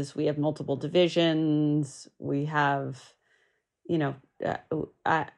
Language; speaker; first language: English; native; English